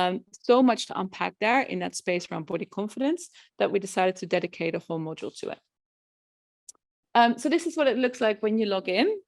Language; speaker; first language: English; non-native, fluent; Dutch